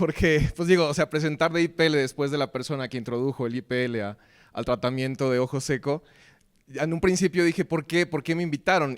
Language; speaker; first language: Spanish; native; Spanish